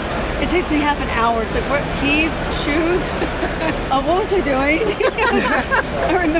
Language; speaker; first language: English; native; English